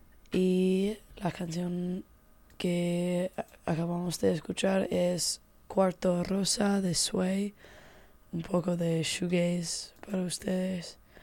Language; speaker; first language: Spanish; non-native, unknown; English